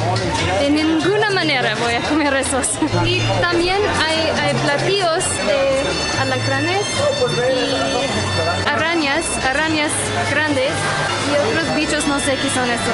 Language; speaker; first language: Spanish; non-native, learner; English